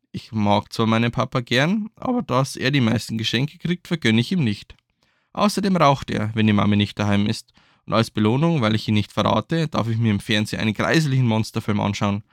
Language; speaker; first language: German; native; German